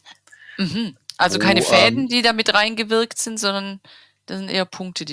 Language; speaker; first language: German; native; German